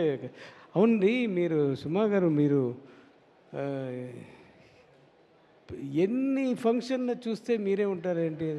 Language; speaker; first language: Telugu; non-native, learner; Tamil